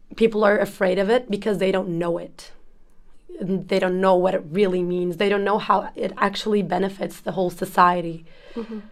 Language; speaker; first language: English; non-native, fluent; Turkish